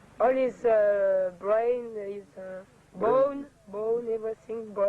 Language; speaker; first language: English; non-native, fluent; French